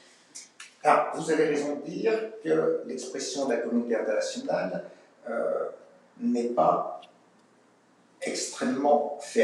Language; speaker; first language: French; native; French